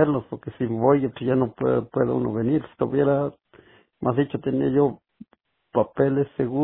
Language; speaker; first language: Spanish; native; Spanish